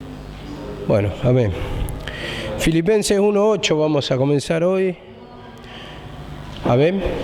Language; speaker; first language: Spanish; native; Spanish